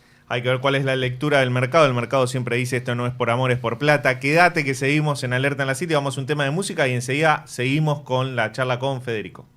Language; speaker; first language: Spanish; native; Spanish